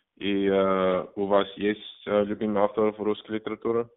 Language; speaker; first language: Russian; non-native, learner; English